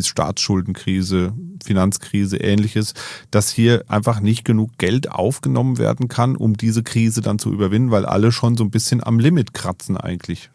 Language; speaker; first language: German; native; German